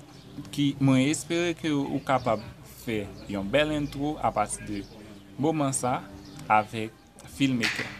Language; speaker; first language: French; non-native, local second language; Haitian Creole